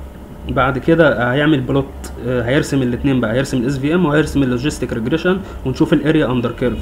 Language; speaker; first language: Arabic; native; Arabic